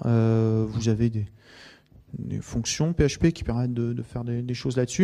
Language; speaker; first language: French; native; French